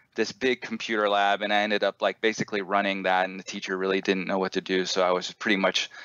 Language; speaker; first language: English; native; English